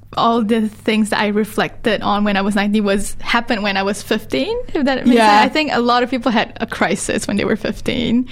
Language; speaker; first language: English; early bilingual, other home language; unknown